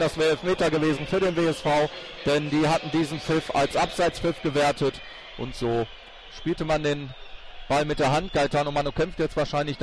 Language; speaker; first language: German; native; German